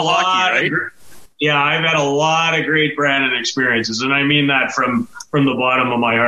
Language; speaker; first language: English; native; English